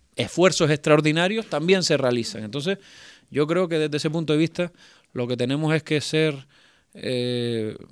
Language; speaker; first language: Spanish; native; Spanish